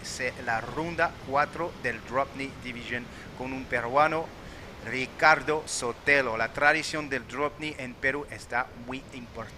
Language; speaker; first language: Spanish; non-native, fluent; French